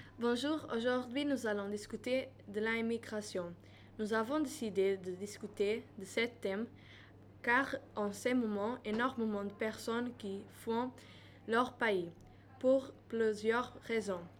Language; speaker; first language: French; non-native, learner; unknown